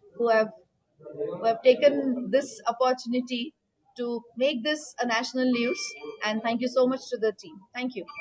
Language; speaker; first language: English; non-native, local second language; Telugu